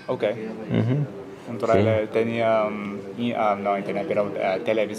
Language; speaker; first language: Spanish; non-native, learner; English